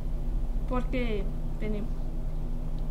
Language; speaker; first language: Spanish; non-native, fluent; English